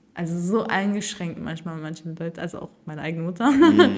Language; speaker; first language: German; early bilingual, other home language; Turkish